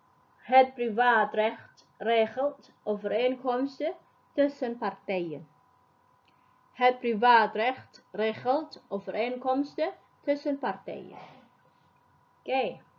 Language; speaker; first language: Dutch; non-native, fluent; Indonesian